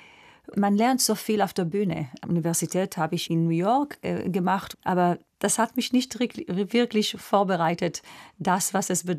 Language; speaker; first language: German; non-native, fluent; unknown